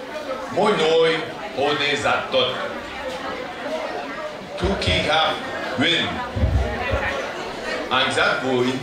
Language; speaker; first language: Vietnamese; non-native, learner; French